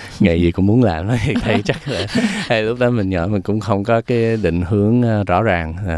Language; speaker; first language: Vietnamese; early bilingual, heritage; Vietnamese